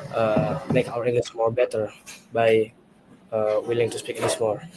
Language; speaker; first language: English; non-native, learner; Indonesian